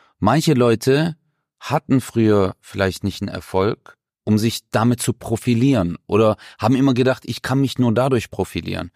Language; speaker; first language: German; early bilingual, other home language; Turkish